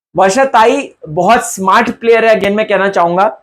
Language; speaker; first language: Hindi; non-native, local second language; Marathi